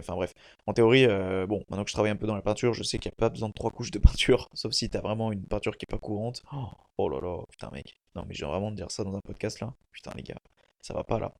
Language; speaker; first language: French; native; French